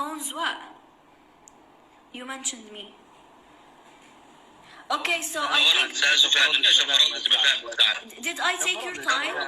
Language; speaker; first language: English; non-native, fluent; Somali